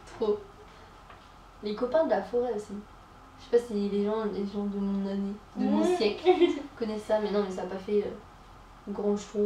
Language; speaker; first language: French; native; French